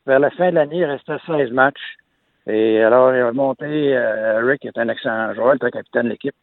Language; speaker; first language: French; native; French